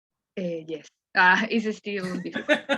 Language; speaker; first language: English; non-native, learner; Spanish